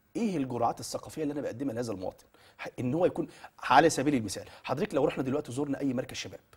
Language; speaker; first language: Arabic; native; Arabic